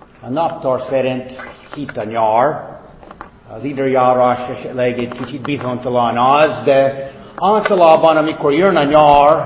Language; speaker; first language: Hungarian; non-native, fluent; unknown